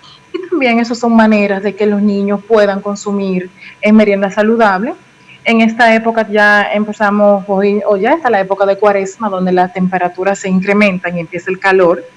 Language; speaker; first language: Spanish; native; Spanish